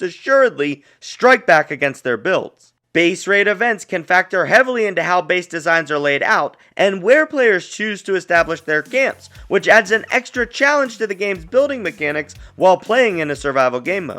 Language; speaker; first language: English; native; English